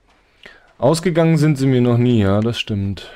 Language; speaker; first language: German; native; German